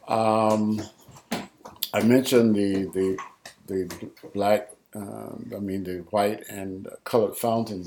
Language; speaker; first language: English; native; English